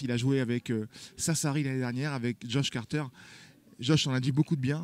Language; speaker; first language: French; native; French